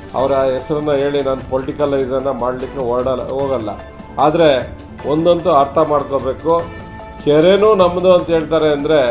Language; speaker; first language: Kannada; native; Kannada